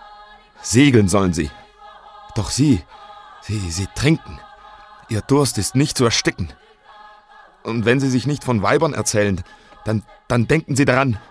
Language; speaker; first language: German; native; German